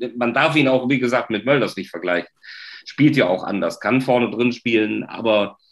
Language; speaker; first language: German; native; German